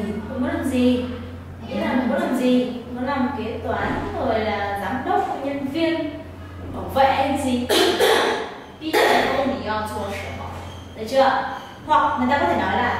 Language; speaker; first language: Chinese; non-native, fluent; Vietnamese